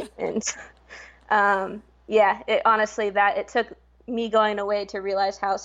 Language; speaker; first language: English; native; English